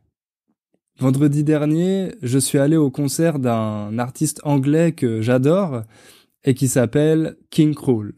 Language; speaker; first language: French; native; French